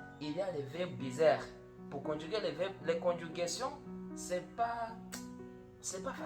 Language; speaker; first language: French; non-native, learner; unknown